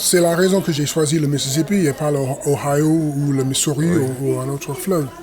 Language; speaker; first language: French; non-native, fluent; English